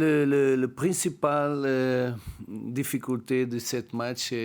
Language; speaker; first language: French; non-native, learner; Portuguese